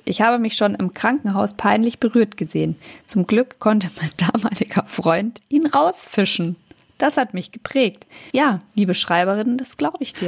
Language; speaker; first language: German; native; German